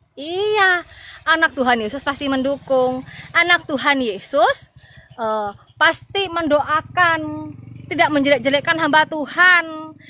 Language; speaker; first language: Indonesian; non-native, local second language; Madurese